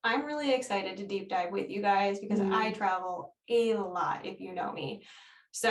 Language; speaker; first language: English; native; English